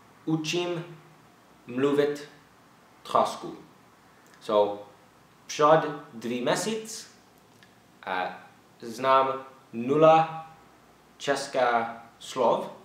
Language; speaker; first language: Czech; non-native, learner; English